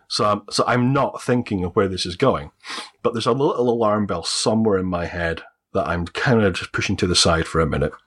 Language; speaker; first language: English; native; English